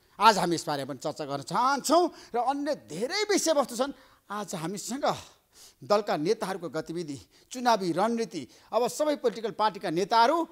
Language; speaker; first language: Nepali; native; Nepali